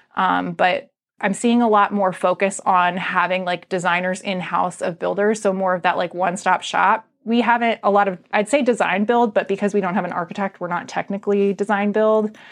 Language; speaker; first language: English; native; English